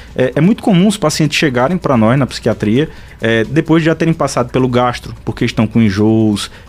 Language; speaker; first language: Portuguese; native; Portuguese